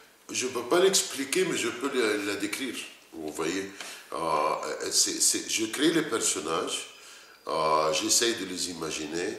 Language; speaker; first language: French; non-native, fluent; Arabic